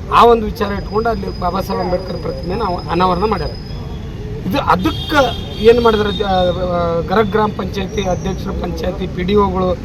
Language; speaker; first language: Kannada; native; Kannada